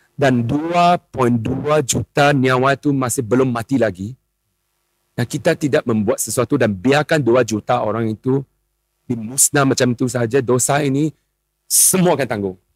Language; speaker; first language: Malay; non-native, local second language; Chinese